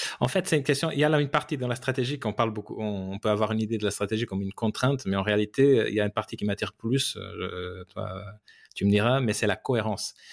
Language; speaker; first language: French; non-native, fluent; Portuguese